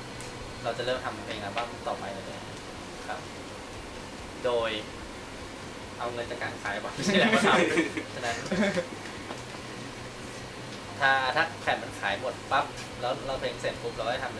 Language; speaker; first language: Thai; native; Thai